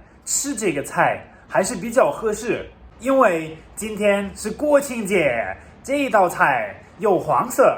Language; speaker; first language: Chinese; non-native, fluent; German